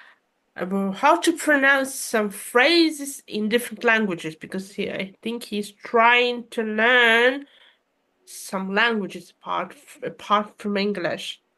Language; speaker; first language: English; non-native, fluent; Russian